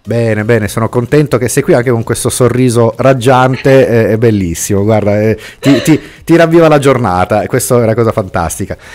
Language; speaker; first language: Italian; native; Italian